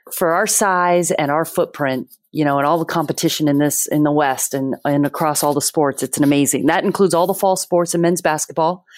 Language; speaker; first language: English; native; English